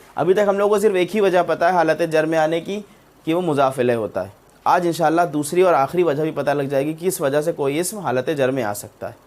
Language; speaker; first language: Urdu; native; Urdu